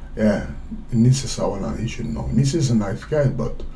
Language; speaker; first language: English; non-native, fluent; Swedish